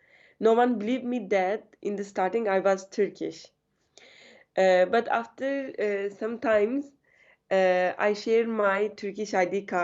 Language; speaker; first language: English; non-native, learner; Turkish